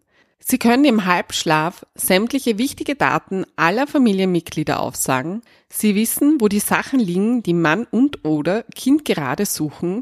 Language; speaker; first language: German; native; German